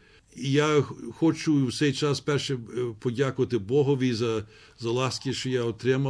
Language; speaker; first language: Ukrainian; early bilingual, heritage; Ukrainian